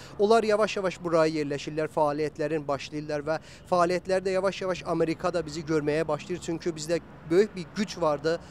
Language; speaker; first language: Azerbaijani; native; Azerbaijani